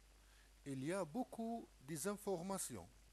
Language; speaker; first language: French; non-native, local second language; Arabic